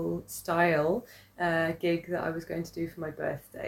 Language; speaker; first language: English; native; English